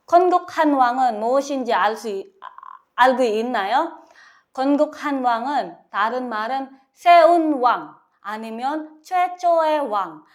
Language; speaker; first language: Korean; non-native, learner; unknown